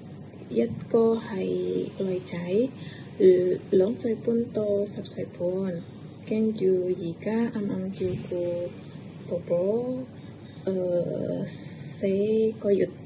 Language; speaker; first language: Cantonese; non-native, learner; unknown